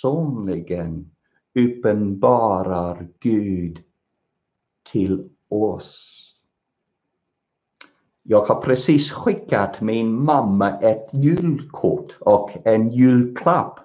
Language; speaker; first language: Swedish; non-native, fluent; English